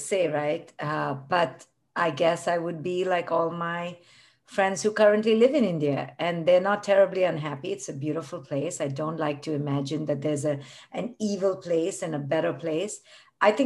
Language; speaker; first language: English; non-native, local second language; Hindi